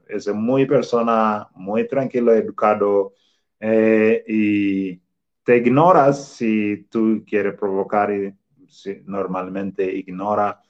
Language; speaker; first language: Spanish; non-native, fluent; Swahili